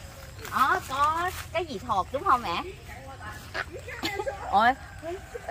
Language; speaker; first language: Vietnamese; non-native, learner; Thai